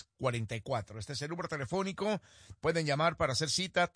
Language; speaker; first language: Spanish; native; Spanish